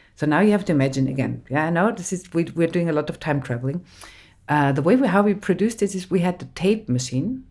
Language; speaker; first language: English; non-native, fluent; German